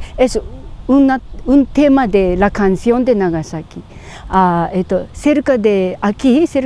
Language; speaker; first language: Spanish; non-native, learner; Japanese